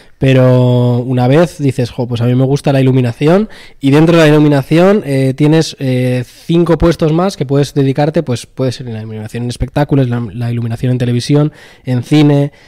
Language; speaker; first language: Spanish; native; Spanish